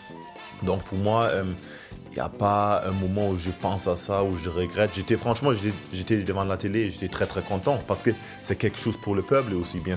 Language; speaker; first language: French; non-native, fluent; German